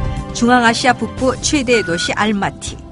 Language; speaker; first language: Korean; native; Korean